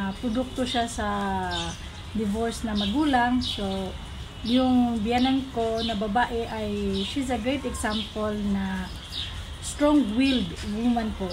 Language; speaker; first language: Filipino; non-native, local second language; Cebuano